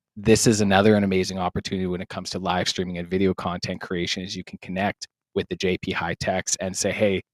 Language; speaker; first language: English; native; English